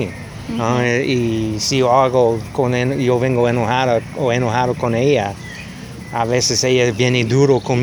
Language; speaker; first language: Spanish; non-native, learner; English